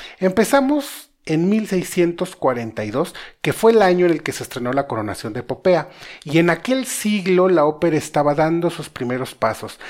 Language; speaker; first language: Spanish; native; Spanish